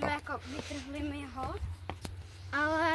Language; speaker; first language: Czech; native; Czech